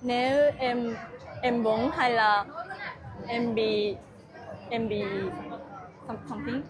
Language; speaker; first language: Vietnamese; non-native, learner; Japanese